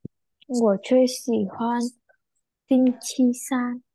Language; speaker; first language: Chinese; non-native, learner; Vietnamese